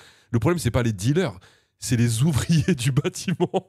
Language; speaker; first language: French; native; French